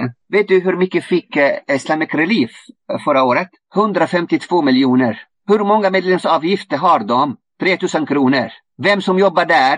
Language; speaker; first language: Swedish; non-native, fluent; Arabic